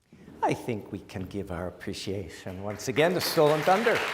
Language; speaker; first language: English; native; English